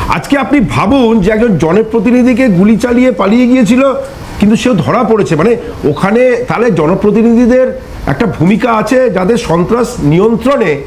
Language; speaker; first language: Bangla; native; Bangla